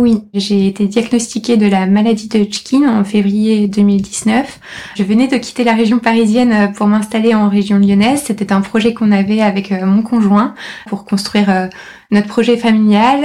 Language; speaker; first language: French; native; French